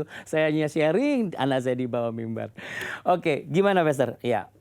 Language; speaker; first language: Indonesian; native; Indonesian